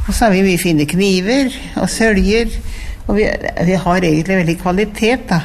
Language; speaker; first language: Norwegian; native; Norwegian